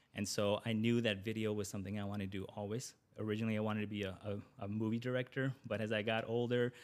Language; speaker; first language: English; early bilingual, other home language; Urdu